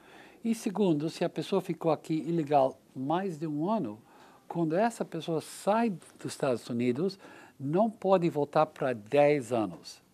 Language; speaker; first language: Portuguese; non-native, learner; English